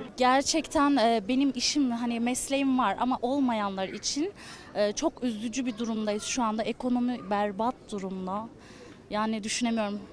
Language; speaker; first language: Turkish; native; Turkish